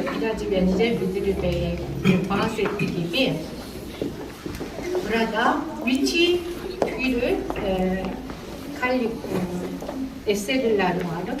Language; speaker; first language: Turkish; non-native, learner; Korean